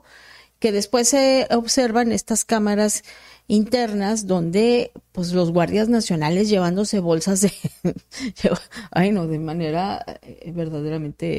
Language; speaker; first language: Spanish; native; Spanish